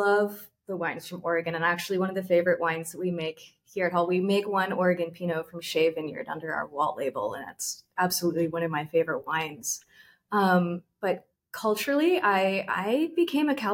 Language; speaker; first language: English; native; English